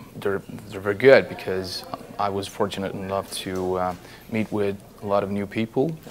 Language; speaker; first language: English; non-native, fluent; Estonian